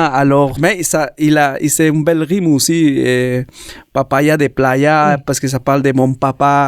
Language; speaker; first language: French; non-native, learner; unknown